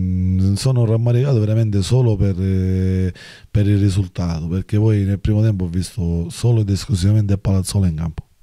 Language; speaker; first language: Italian; native; Italian